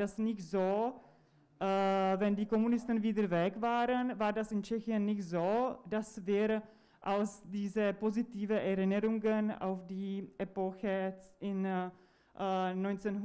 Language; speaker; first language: German; non-native, fluent; Czech